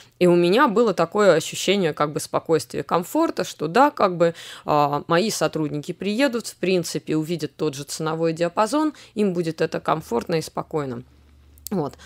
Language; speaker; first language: Russian; native; Russian